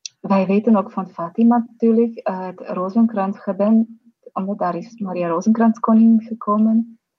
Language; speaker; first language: Dutch; non-native, fluent; Slovak